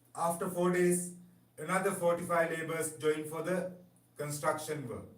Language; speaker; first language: English; non-native, local second language; Sinhala